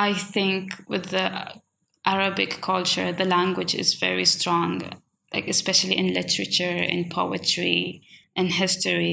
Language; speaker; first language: English; non-native, fluent; Swahili